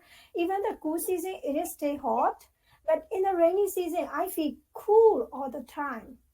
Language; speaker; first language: English; non-native, fluent; Burmese